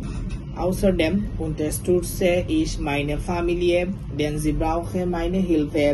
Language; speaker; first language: German; non-native, learner; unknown